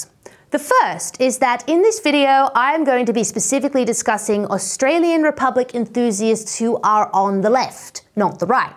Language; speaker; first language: English; native; English